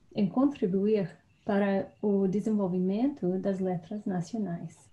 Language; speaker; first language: Portuguese; non-native, fluent; English